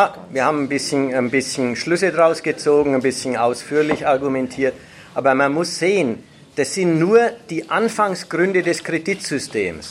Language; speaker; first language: German; native; German